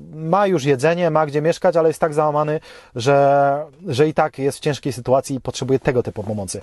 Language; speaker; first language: Polish; native; Polish